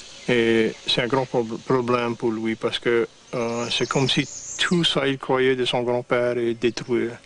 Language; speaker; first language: French; non-native, local second language; English